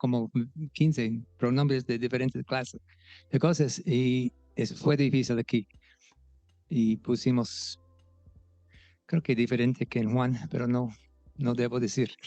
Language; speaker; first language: Spanish; non-native, local second language; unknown